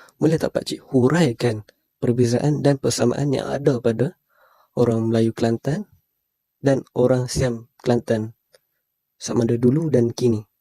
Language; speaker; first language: Malay; native; Malay